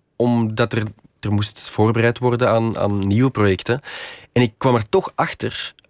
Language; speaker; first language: Dutch; native; Dutch